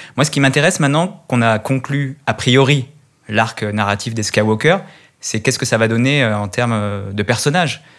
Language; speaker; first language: French; native; French